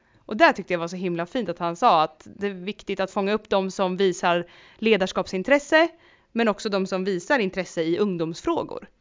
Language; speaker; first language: Swedish; native; Swedish